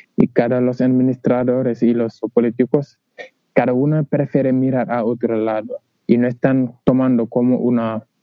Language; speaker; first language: Spanish; non-native, fluent; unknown